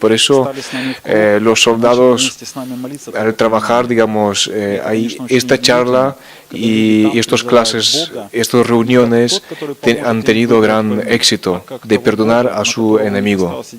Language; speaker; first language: Spanish; non-native, fluent; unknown